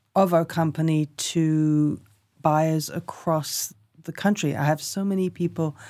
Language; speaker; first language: English; native; English